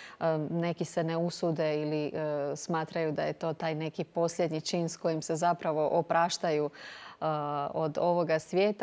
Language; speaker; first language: Croatian; native; Croatian